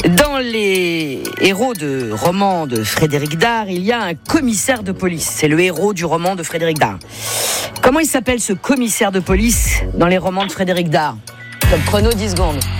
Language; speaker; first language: French; native; French